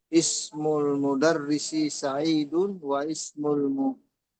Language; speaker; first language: Arabic; non-native, learner; Indonesian